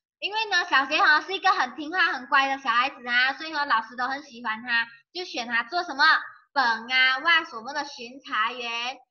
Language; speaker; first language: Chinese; native; Chinese